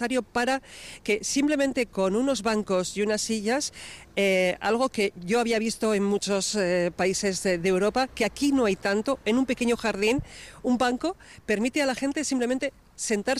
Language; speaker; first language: Spanish; native; Spanish